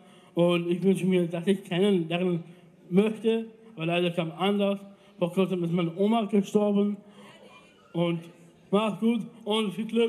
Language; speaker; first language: German; non-native, learner; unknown